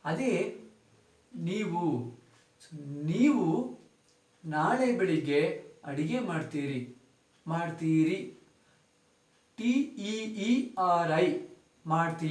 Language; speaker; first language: Kannada; non-native, local second language; Telugu